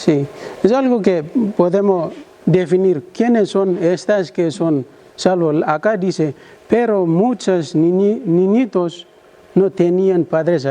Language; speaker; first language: Spanish; non-native, learner; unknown